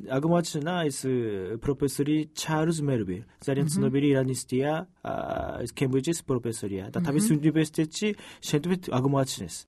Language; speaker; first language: Georgian; non-native, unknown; Japanese